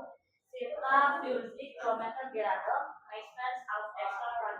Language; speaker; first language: German; non-native, learner; Indonesian